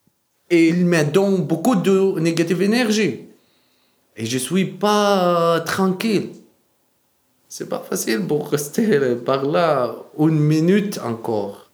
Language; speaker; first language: French; non-native, learner; Arabic